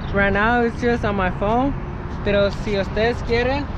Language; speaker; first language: English; early bilingual, other home language; Spanish